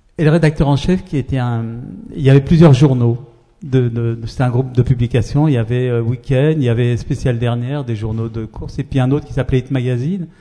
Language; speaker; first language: French; early bilingual, other home language; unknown